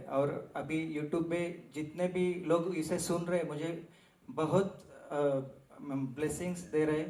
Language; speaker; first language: Hindi; non-native, local second language; Marathi